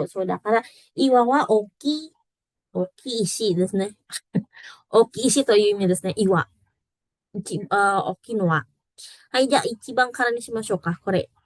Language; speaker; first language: Japanese; non-native, fluent; Indonesian